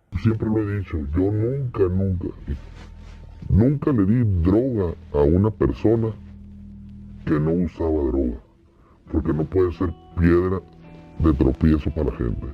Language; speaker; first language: Spanish; native; Spanish